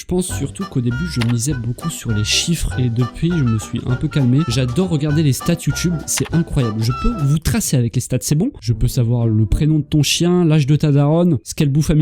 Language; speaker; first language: French; native; French